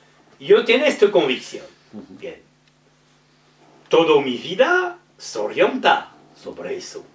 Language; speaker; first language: Spanish; non-native, learner; French